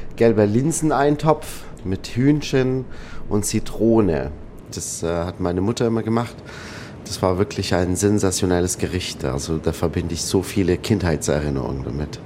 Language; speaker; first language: German; non-native, fluent; Arabic